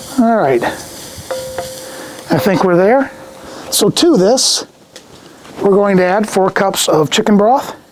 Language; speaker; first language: English; native; English